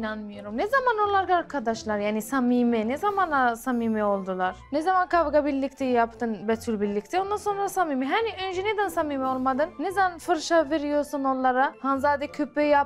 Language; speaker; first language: Turkish; non-native, learner; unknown